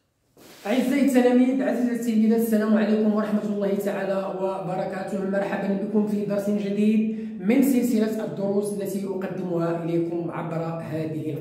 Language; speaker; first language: Arabic; native; Arabic